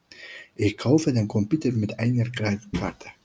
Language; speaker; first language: German; non-native, fluent; Turkish